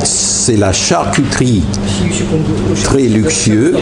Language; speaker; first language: French; non-native, fluent; Russian